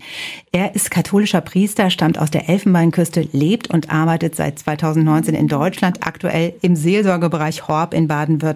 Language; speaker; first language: German; native; German